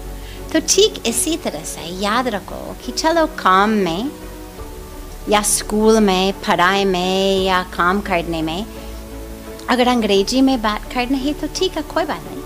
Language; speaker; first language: Hindi; non-native, fluent; English